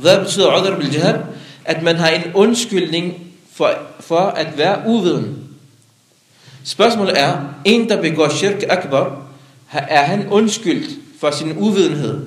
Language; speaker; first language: Danish; non-native, local second language; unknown